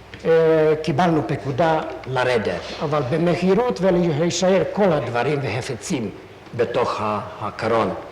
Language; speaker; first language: Hebrew; non-native, fluent; Hungarian